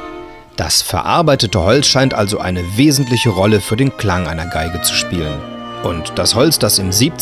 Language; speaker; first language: German; native; German